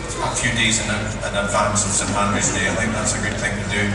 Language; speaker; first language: English; native; English